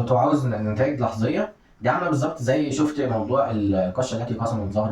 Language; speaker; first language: Arabic; native; Arabic